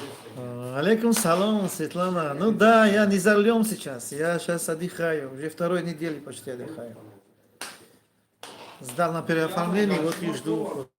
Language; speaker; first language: Russian; non-native, learner; Tajik